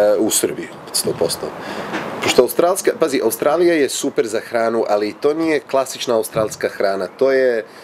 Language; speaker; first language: Serbian; early bilingual, heritage; Serbian